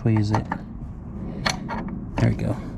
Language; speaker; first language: English; native; English